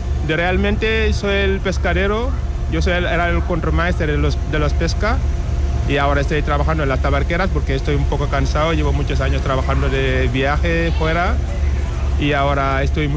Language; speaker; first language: Spanish; non-native, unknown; Wolof